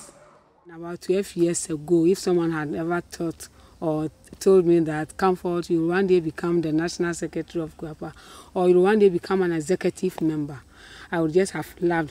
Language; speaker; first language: English; non-native, local second language; Akan